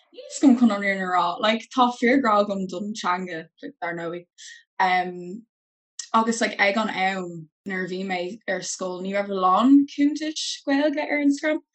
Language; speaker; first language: Irish; non-native, local second language; English